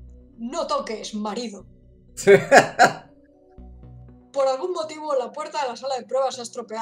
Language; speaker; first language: Spanish; native; Spanish